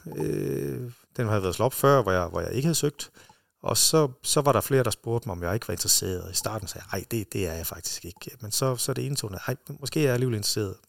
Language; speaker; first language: Danish; early bilingual, heritage; Danish